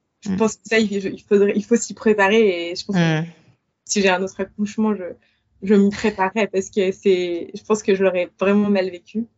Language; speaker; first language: French; native; French